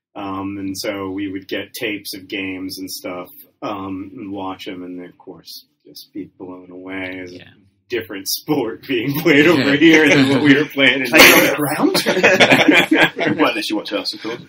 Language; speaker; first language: English; native; English